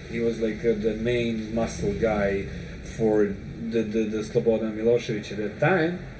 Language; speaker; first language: English; non-native, fluent; Serbian